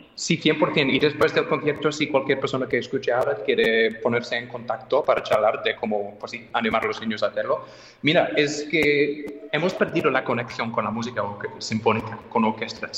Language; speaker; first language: Spanish; non-native, fluent; English